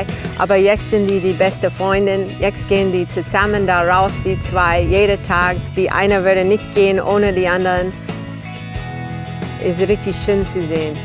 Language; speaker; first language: German; non-native, fluent; English